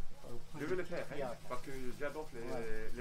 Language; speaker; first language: French; non-native, fluent; Spanish